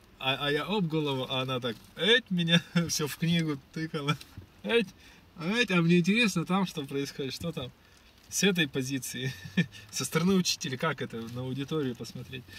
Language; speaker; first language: Russian; native; Russian